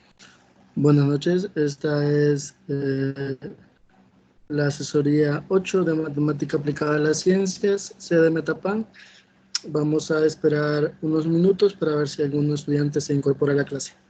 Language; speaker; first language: Spanish; native; Spanish